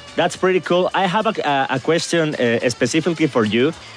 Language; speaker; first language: English; non-native, fluent; Spanish